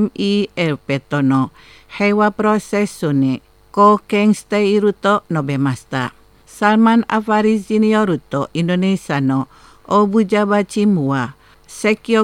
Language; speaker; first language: Japanese; non-native, fluent; Indonesian